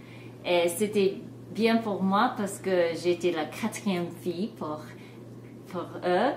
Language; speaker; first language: French; non-native, fluent; English